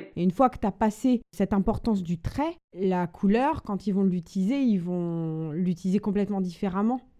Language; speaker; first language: French; native; French